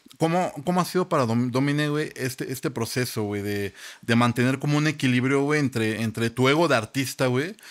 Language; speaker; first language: Spanish; native; Spanish